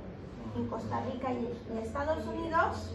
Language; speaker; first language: Spanish; non-native, fluent; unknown